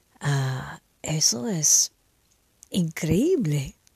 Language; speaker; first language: Spanish; non-native, fluent; French